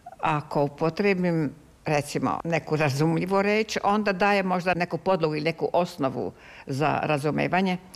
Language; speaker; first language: Serbian; non-native, local second language; Hungarian